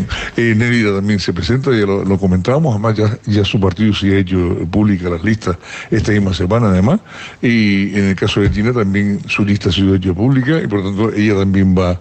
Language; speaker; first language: Spanish; native; Spanish